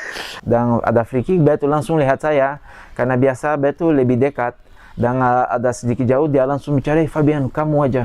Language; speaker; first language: Indonesian; non-native, fluent; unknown